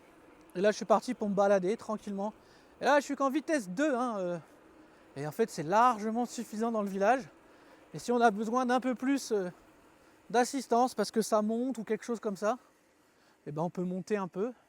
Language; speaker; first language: French; native; French